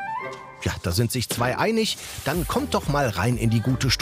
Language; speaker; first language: German; native; German